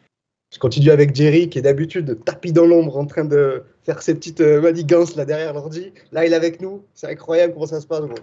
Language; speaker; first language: French; native; French